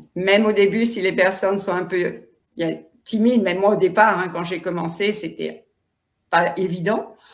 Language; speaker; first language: French; native; French